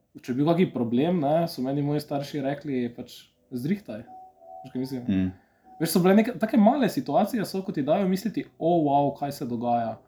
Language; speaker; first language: Slovenian; early bilingual, other home language; Serbian